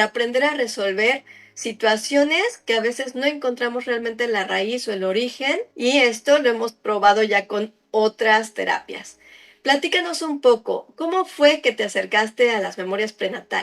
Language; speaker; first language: Spanish; native; Spanish